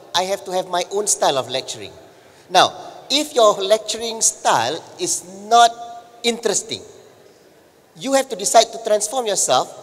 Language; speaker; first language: English; non-native, local second language; Malay